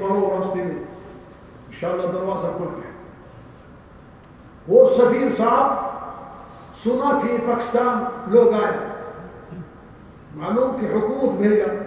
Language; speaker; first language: Urdu; non-native, learner; Arabic